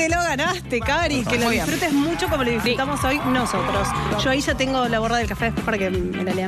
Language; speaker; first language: Spanish; native; Spanish